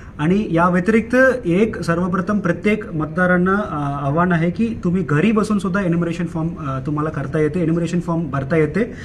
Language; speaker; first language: Marathi; non-native, local second language; Tamil